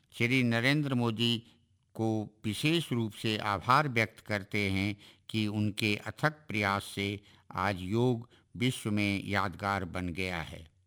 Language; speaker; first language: Hindi; native; Hindi